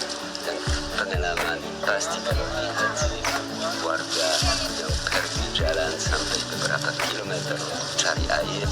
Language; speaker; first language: Indonesian; non-native, learner; French